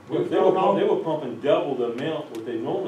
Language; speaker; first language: English; native; English